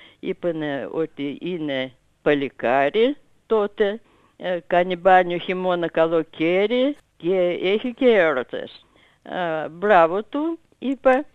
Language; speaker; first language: Greek; non-native, fluent; Russian